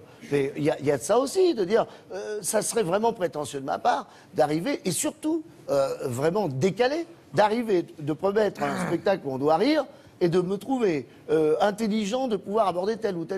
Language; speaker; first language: French; native; French